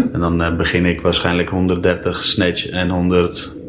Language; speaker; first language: Dutch; early bilingual, heritage; Dutch